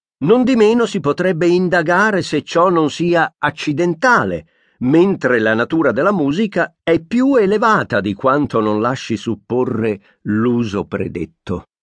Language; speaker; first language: Italian; native; Italian